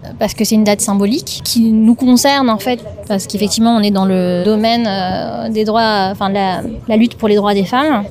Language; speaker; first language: French; native; French